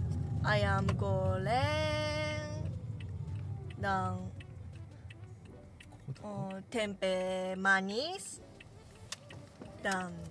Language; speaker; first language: Indonesian; non-native, learner; Japanese